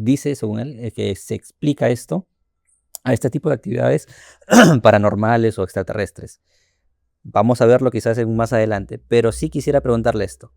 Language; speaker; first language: Spanish; native; Spanish